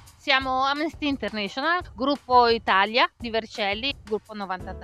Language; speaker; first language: Italian; native; Italian